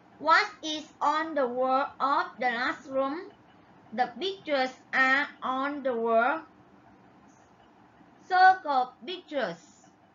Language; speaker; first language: English; non-native, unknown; Vietnamese